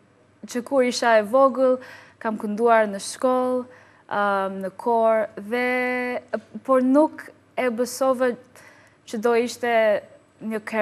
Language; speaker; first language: Albanian; non-native, learner; English